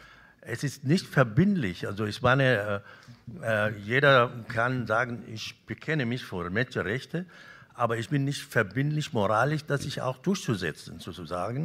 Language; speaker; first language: German; non-native, local second language; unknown